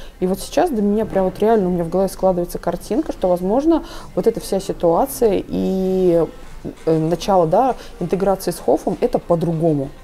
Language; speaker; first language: Russian; native; Russian